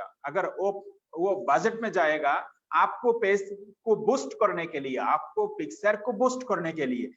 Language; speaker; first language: Hindi; non-native, fluent; Bangla